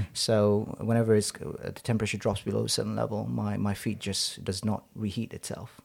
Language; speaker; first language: English; non-native, local second language; Nepali